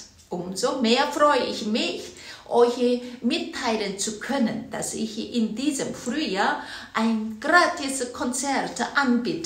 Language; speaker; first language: German; non-native, fluent; Korean